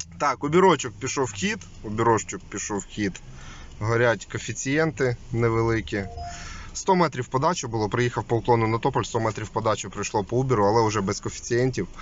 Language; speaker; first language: Ukrainian; non-native, local second language; Russian